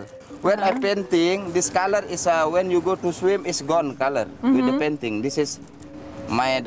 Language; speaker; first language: English; non-native, learner; Indonesian